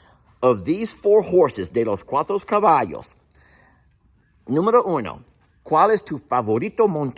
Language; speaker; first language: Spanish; non-native, learner; English